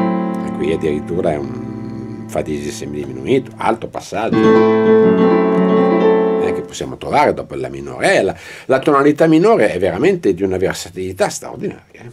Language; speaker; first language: Italian; native; Italian